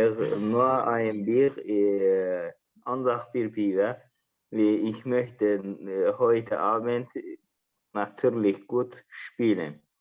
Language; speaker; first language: German; non-native, learner; Azerbaijani